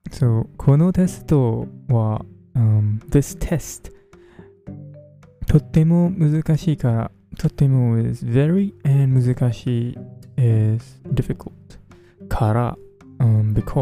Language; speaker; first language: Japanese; non-native, fluent; English